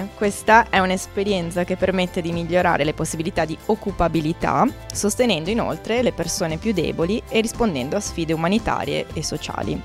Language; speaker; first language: Italian; native; Italian